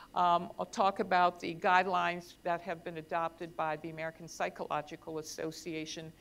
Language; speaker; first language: English; native; English